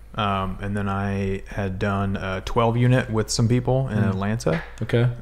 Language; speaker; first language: English; native; English